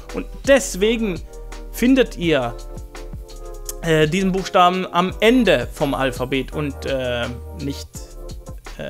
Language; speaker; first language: German; non-native, fluent; Swedish